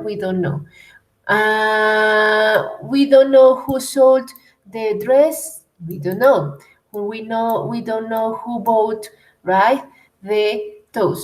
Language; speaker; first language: English; non-native, fluent; Spanish